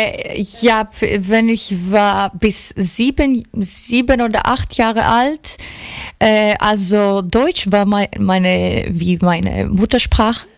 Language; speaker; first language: German; early bilingual, other home language; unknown